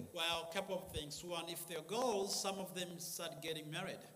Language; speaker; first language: English; non-native, local second language; Kinyarwanda